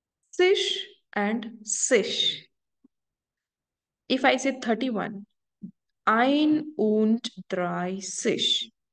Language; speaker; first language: German; non-native, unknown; Hindi